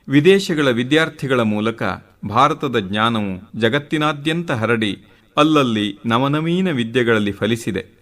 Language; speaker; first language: Kannada; native; Kannada